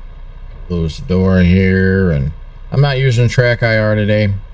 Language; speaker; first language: English; native; English